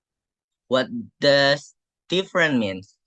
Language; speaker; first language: English; non-native, fluent; Indonesian